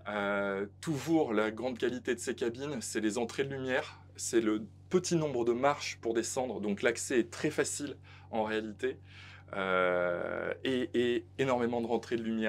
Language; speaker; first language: French; native; French